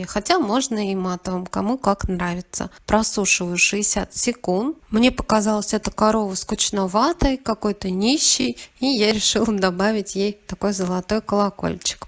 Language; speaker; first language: Russian; native; Russian